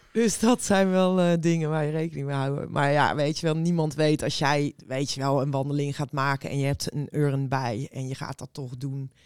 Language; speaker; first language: Dutch; native; Dutch